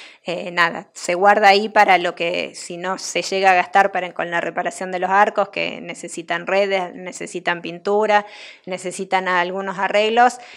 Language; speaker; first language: Spanish; native; Spanish